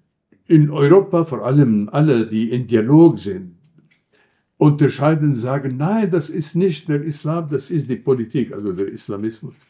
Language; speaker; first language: German; non-native, fluent; Arabic